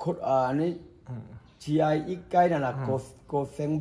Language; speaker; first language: Japanese; non-native, learner; Thai